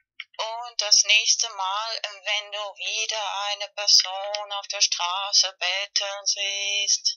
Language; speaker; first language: German; non-native, learner; Spanish